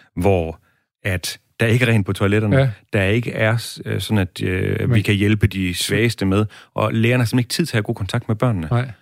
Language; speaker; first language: Danish; native; Danish